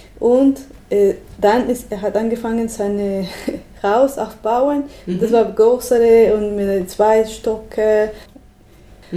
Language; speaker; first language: German; non-native, learner; Spanish